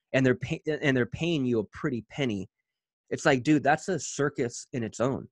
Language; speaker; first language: English; native; English